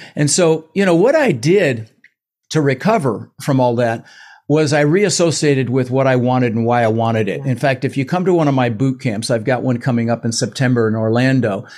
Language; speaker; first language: English; early bilingual, other home language; Dutch